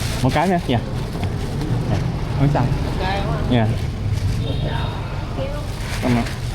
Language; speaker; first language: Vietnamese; non-native, learner; English